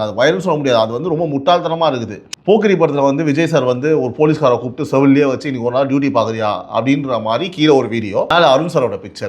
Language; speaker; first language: Tamil; native; Tamil